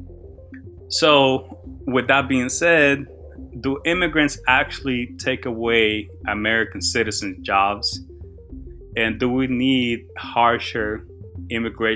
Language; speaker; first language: English; early bilingual, other home language; Spanish